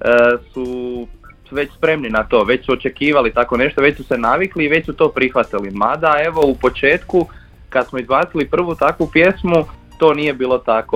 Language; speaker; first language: Croatian; native; Croatian